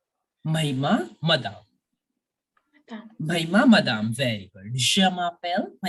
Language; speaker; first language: French; non-native, fluent; Hindi